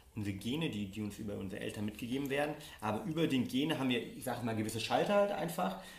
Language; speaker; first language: German; non-native, fluent; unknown